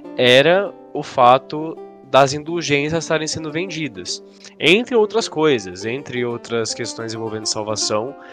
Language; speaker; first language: Portuguese; native; Portuguese